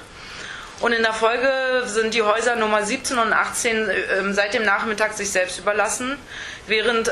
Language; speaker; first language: German; native; German